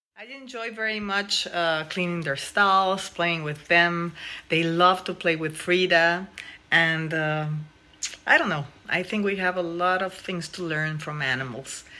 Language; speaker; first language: English; non-native, fluent; Spanish